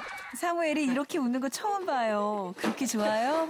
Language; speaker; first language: Korean; native; Korean